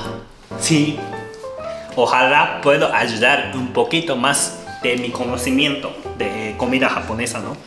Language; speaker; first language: Spanish; non-native, learner; Japanese